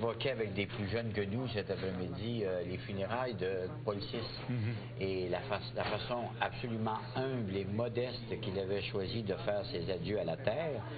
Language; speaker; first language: French; native; French